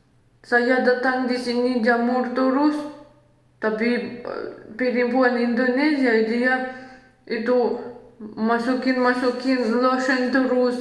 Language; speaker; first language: Indonesian; non-native, learner; Russian